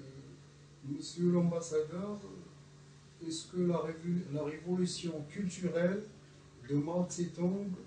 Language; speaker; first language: French; non-native, local second language; Arabic